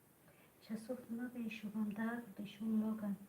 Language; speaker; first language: Russian; non-native, learner; Tajik